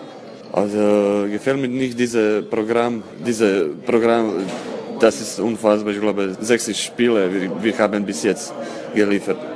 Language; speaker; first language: German; non-native, fluent; Croatian